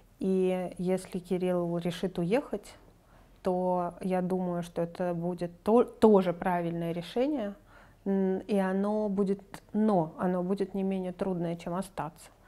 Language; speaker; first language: Russian; native; Russian